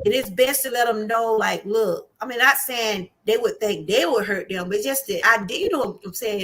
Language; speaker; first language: English; native; English